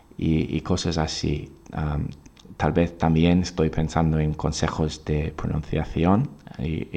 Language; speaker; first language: Spanish; non-native, fluent; English